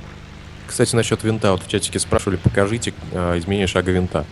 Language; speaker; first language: Russian; native; Russian